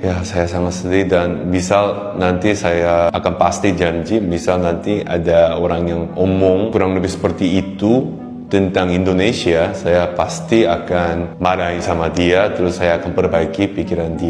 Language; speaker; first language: Indonesian; non-native, fluent; Korean